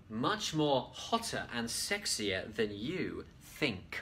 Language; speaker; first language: English; native; English